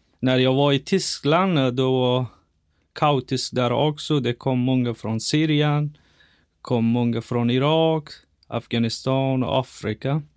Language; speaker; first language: Swedish; non-native, fluent; Persian